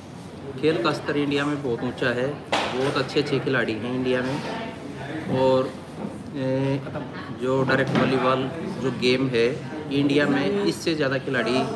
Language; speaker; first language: Hindi; native; Hindi